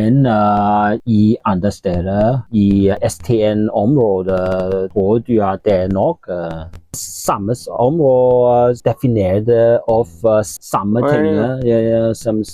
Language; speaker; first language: Norwegian; non-native, learner; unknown